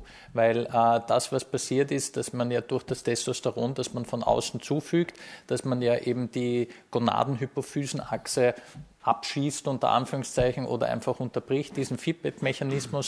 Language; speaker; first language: German; native; German